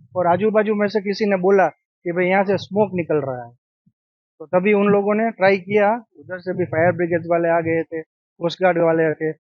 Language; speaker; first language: Hindi; non-native, local second language; Gujarati